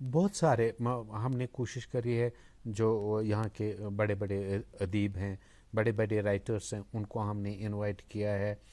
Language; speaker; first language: Urdu; non-native, local second language; Kashmiri